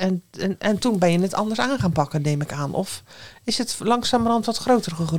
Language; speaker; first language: Dutch; native; Dutch